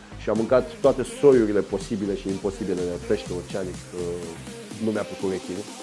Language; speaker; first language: Romanian; early bilingual, heritage; Romanian